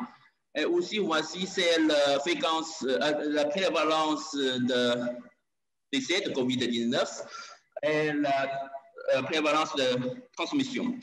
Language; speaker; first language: French; non-native, learner; Chinese